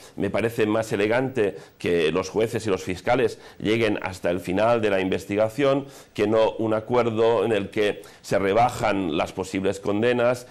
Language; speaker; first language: Spanish; non-native, local second language; Catalan